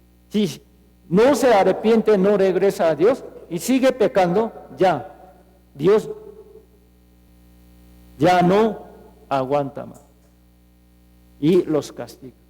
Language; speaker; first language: Spanish; non-native, fluent; Korean